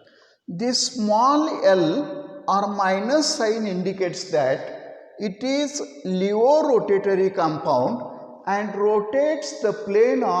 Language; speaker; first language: English; non-native, local second language; Marathi